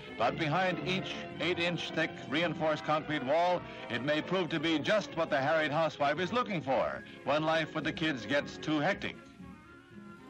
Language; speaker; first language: English; native; English